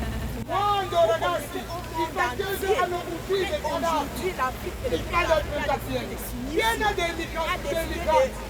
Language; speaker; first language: Italian; non-native, learner; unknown